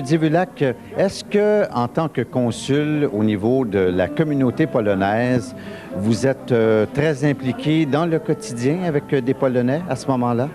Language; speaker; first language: French; native; French